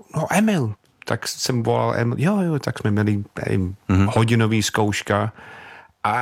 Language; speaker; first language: Czech; non-native, learner; English